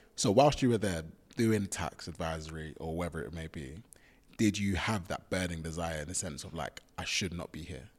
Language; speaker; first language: English; early bilingual, other home language; Yoruba